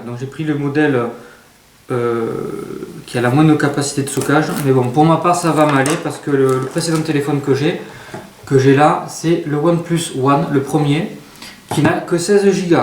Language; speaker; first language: French; native; French